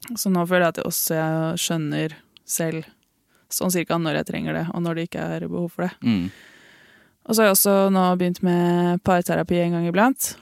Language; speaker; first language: Norwegian; native; Norwegian